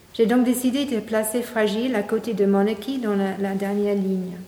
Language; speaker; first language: French; non-native, fluent; English